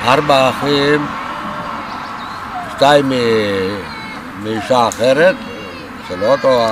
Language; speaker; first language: Hebrew; non-native, fluent; Romanian